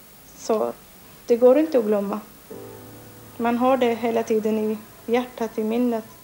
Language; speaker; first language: Swedish; non-native, learner; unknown